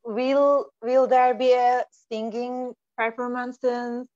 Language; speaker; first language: English; non-native, fluent; Turkish